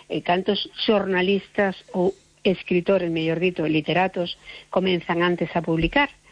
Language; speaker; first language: Galician; non-native, local second language; Spanish